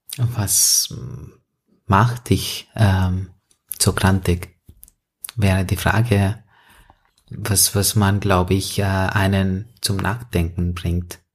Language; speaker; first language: German; non-native, fluent; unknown